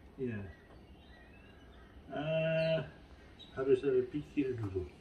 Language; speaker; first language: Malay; non-native, learner; English